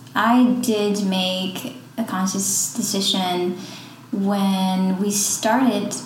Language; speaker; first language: English; non-native, fluent; Dutch